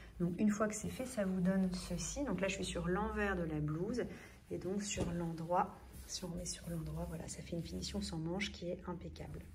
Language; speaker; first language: French; native; French